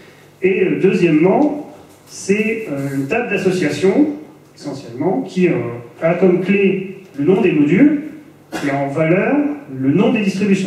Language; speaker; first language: French; native; French